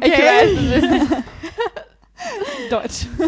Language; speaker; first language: German; non-native, learner; English